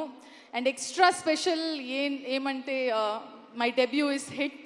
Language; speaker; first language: Telugu; non-native, learner; Kannada